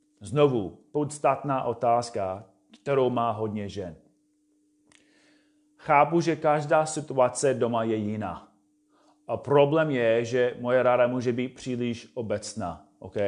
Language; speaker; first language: Czech; non-native, fluent; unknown